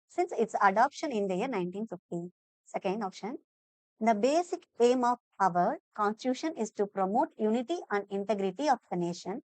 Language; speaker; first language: English; non-native, local second language; Tamil